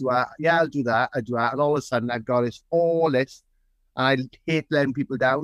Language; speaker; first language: English; native; English